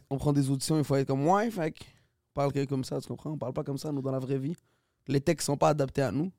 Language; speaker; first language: French; native; French